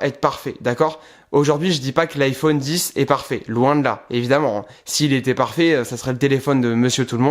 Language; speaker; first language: French; native; French